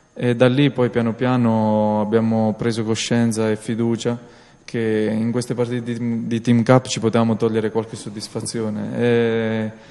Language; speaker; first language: Italian; native; Italian